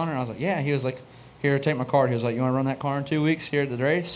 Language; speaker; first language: English; native; English